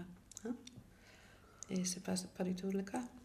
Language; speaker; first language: French; non-native, fluent; Dutch